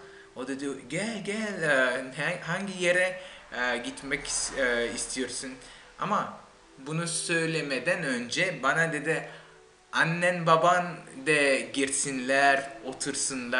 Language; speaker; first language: Turkish; non-native, fluent; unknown